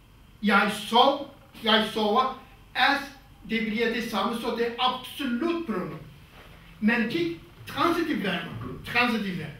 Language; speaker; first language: Danish; non-native, fluent; Kurdish